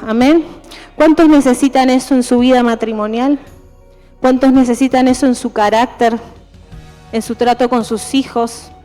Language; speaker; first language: Spanish; native; Spanish